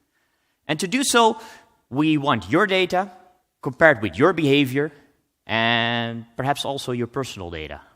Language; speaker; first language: English; non-native, fluent; Dutch